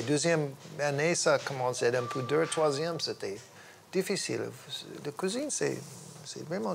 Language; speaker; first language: French; non-native, fluent; English